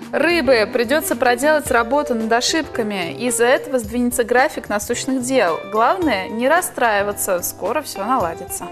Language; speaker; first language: Russian; native; Russian